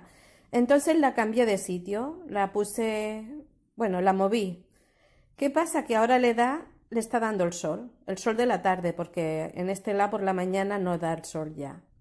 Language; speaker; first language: Spanish; native; Spanish